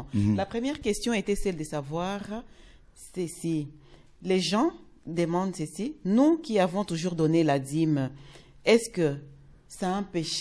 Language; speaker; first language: French; non-native, local second language; Lingala